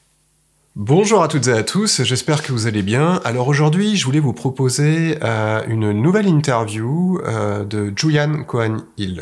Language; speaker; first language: French; native; French